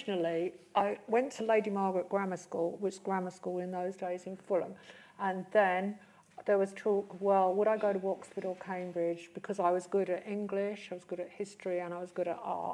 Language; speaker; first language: English; native; English